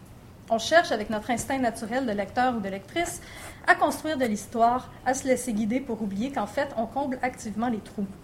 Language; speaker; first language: French; native; French